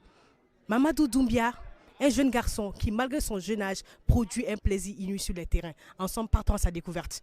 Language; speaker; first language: French; non-native, local second language; Bambara